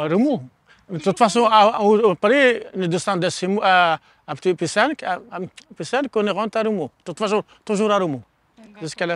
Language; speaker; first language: French; non-native, learner; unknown